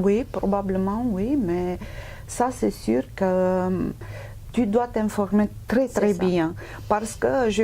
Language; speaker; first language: French; non-native, fluent; Romanian